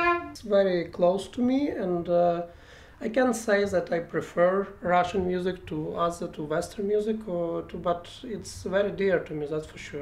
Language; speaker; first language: English; non-native, fluent; Ukrainian